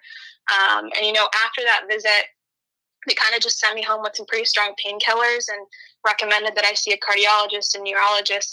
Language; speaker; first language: English; native; English